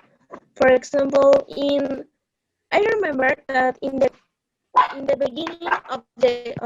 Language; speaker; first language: English; non-native, learner; Spanish